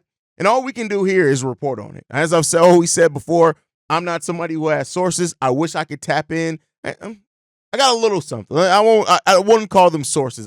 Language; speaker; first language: English; native; English